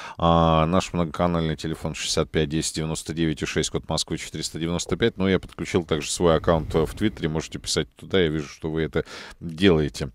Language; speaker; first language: Russian; native; Russian